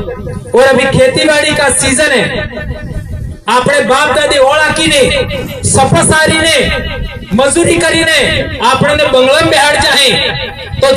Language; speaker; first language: Hindi; non-native, local second language; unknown